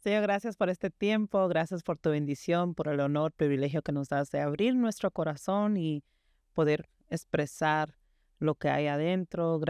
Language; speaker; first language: Spanish; early bilingual, heritage; Spanish